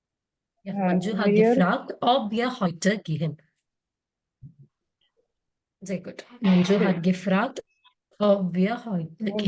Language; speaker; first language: German; non-native, fluent; Malayalam